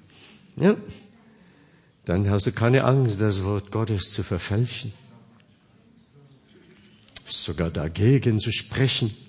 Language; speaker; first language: German; non-native, fluent; Korean